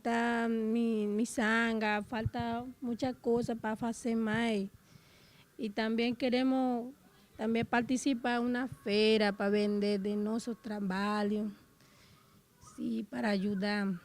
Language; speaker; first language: Portuguese; non-native, learner; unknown